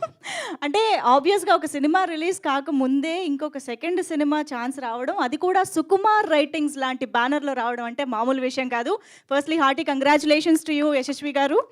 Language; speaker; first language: Telugu; native; Telugu